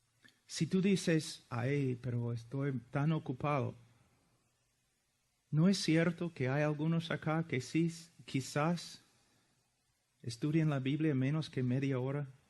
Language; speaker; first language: Spanish; non-native, fluent; English